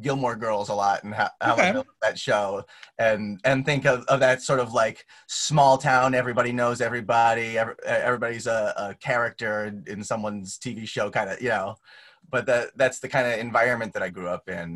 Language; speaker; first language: English; native; English